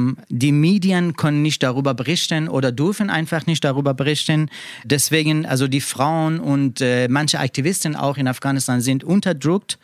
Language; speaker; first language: German; non-native, learner; Persian